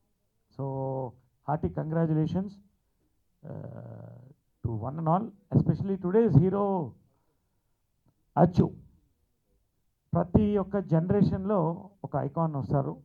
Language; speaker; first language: Telugu; native; Telugu